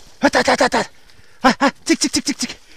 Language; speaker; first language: Swedish; non-native, learner; Bosnian